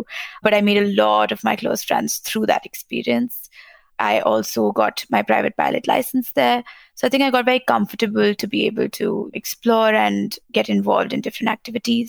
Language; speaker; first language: English; non-native, local second language; Hindi